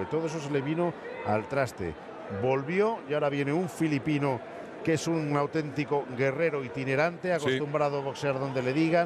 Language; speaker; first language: Spanish; native; Spanish